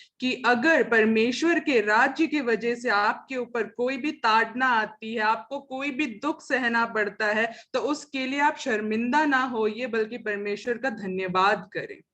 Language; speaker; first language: Hindi; non-native, local second language; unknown